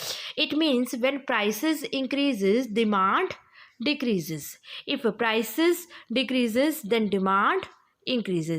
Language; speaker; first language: English; non-native, local second language; Hindi